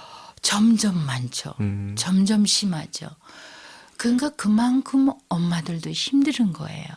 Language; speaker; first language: Korean; native; Korean